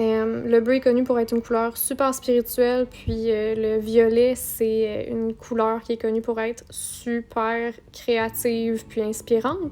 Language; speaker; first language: French; native; French